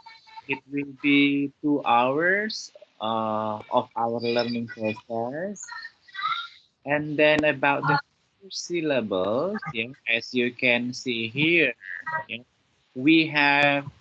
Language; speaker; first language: English; non-native, fluent; Indonesian